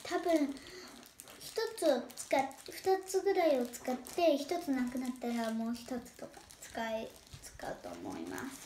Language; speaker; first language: Japanese; early bilingual, heritage; Japanese